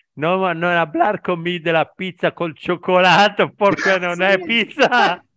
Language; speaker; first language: Spanish; non-native, learner; Italian